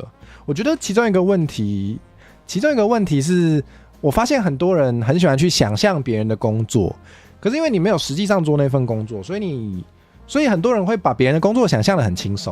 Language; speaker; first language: Chinese; native; Chinese